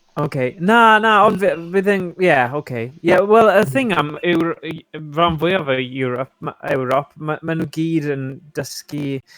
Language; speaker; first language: Welsh; non-native, local second language; English